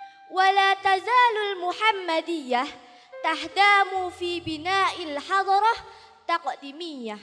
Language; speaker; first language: Arabic; non-native, learner; Indonesian